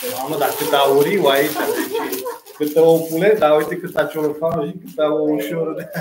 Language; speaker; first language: Romanian; native; Romanian